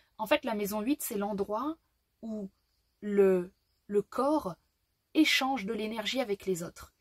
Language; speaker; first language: French; native; French